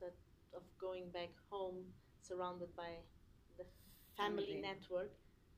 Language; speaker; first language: English; non-native, fluent; Portuguese